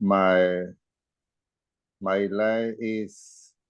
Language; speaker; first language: English; non-native, learner; Spanish